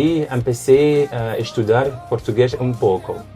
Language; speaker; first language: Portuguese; non-native, learner; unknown